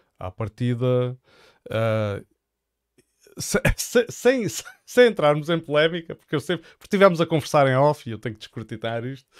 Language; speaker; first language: Portuguese; native; Portuguese